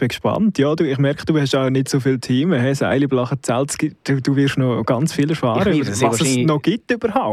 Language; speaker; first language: German; native; German